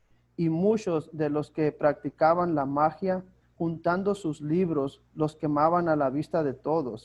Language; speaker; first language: Spanish; native; Spanish